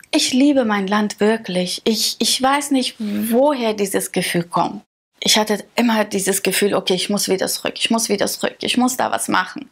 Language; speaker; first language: German; early bilingual, other home language; Persian